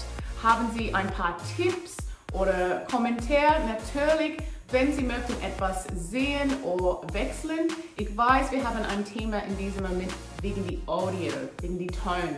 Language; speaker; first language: German; non-native, learner; English